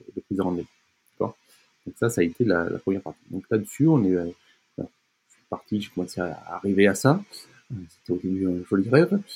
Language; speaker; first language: French; native; French